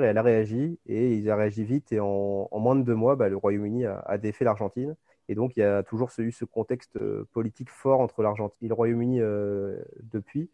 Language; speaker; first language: French; native; French